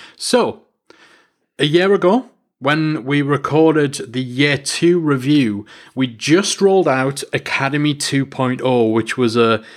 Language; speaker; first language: English; native; English